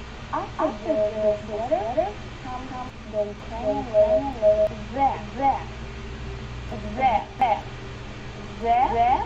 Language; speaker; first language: English; non-native, learner; Ukrainian